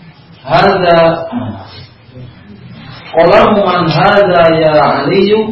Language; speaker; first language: Arabic; non-native, learner; Indonesian